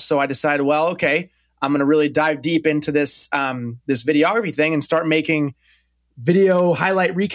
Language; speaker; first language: English; native; English